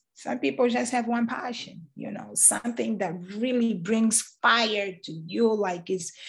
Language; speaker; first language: English; non-native, fluent; Portuguese